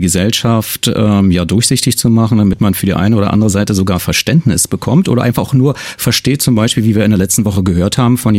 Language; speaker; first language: German; native; German